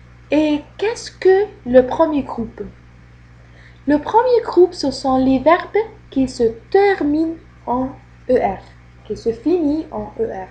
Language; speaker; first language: French; non-native, fluent; Arabic